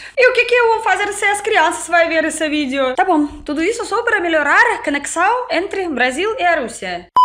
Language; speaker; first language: Portuguese; non-native, learner; Russian